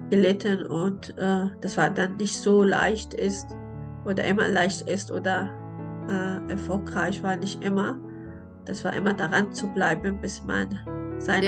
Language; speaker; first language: German; non-native, learner; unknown